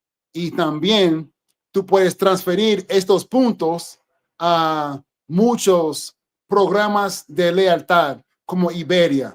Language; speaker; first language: Spanish; non-native, fluent; English